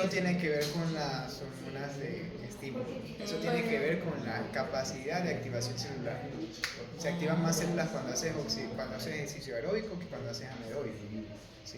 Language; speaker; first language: Spanish; native; Spanish